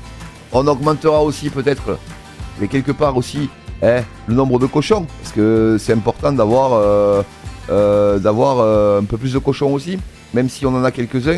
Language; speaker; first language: French; native; French